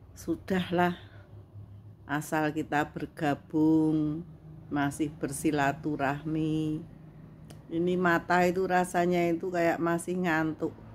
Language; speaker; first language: Indonesian; non-native, local second language; Javanese